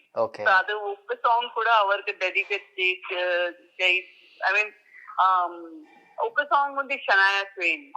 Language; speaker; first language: Telugu; non-native, learner; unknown